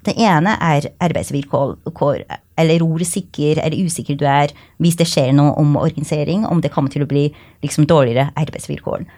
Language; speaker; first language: Norwegian; non-native, fluent; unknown